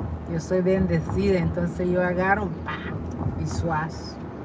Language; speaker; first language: Spanish; native; Spanish